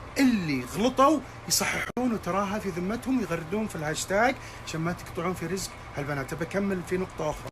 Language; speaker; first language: Arabic; native; Arabic